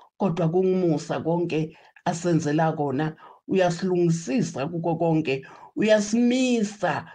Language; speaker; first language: Zulu; non-native, local second language; Swati